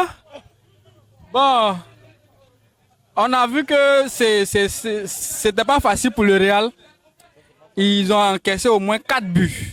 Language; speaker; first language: French; non-native, local second language; Wolof